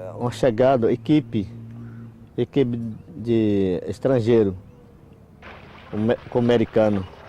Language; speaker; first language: Portuguese; non-native, local second language; Yanomámi